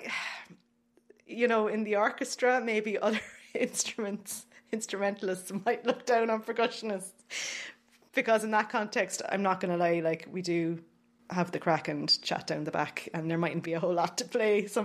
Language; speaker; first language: English; native; English